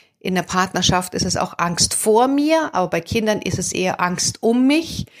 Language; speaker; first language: German; native; German